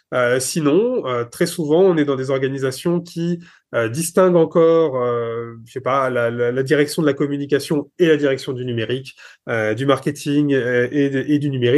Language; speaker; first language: French; native; French